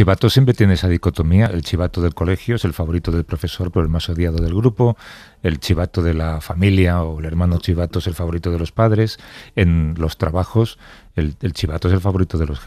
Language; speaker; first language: Spanish; native; Spanish